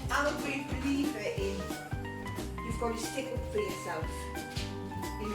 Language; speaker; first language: English; native; English